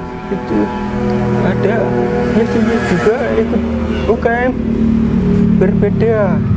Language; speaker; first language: Indonesian; non-native, local second language; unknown